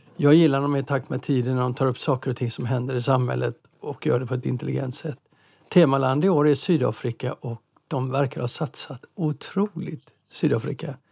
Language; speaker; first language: Swedish; native; Swedish